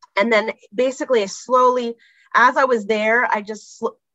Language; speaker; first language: English; native; English